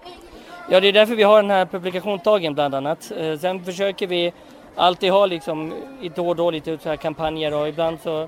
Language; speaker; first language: Swedish; native; Swedish